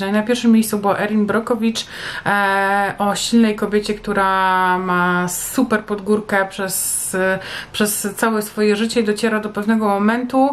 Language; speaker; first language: Polish; native; Polish